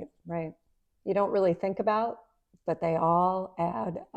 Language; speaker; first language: English; native; English